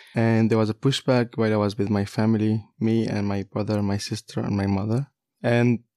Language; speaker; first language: English; non-native, fluent; Kurdish